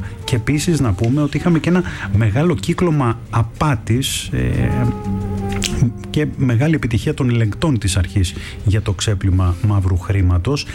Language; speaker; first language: Greek; native; Greek